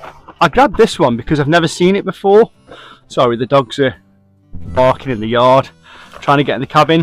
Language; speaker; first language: English; native; English